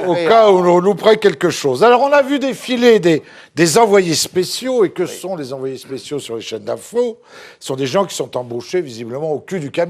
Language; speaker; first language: French; native; French